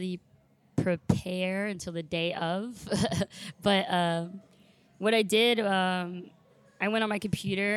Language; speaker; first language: English; native; English